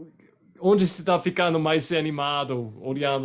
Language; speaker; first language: Portuguese; non-native, fluent; English